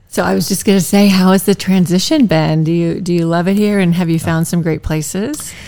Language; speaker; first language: English; native; English